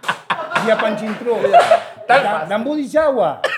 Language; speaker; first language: Indonesian; non-native, fluent; Spanish